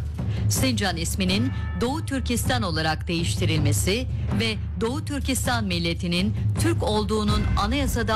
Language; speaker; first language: Turkish; native; Turkish